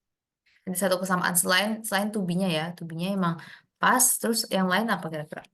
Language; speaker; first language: Indonesian; native; Indonesian